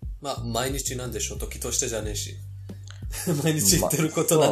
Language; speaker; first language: Japanese; non-native, fluent; Persian